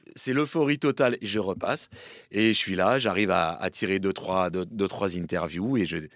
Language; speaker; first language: French; native; French